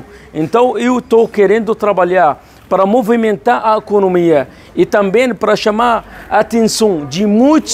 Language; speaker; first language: Portuguese; non-native, fluent; Arabic